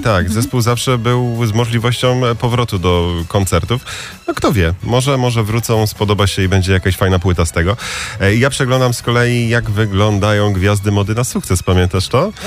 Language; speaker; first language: Polish; native; Polish